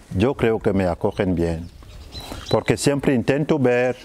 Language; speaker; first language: Spanish; non-native, fluent; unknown